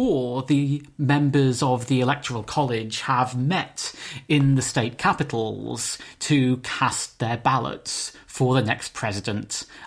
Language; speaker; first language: English; native; English